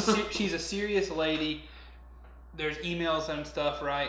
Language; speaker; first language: English; native; English